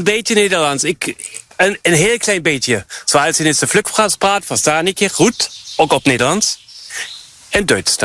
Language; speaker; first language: Dutch; non-native, learner; German